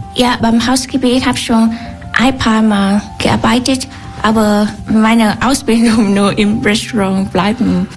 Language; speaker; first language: German; non-native, learner; Vietnamese